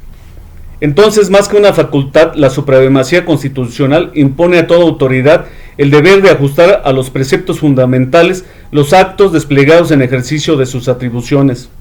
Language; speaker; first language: Spanish; native; Spanish